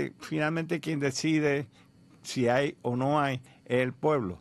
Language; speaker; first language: Spanish; native; Spanish